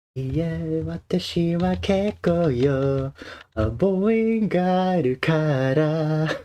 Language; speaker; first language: Japanese; non-native, learner; English